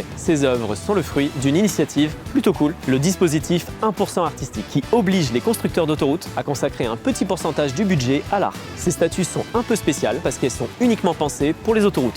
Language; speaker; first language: French; native; French